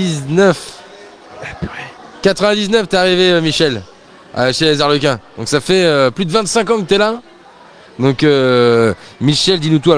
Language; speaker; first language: French; native; French